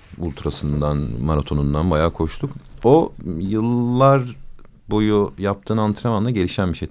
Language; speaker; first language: Turkish; native; Turkish